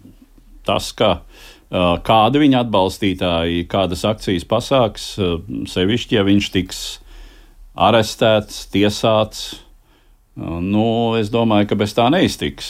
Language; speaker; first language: Latvian; native; Latvian